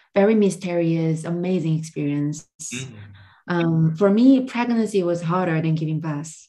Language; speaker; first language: English; non-native, fluent; Korean